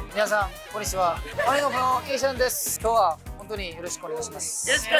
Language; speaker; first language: Japanese; non-native, learner; Korean